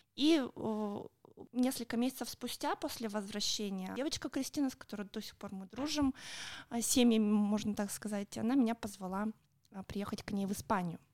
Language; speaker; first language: Russian; native; Russian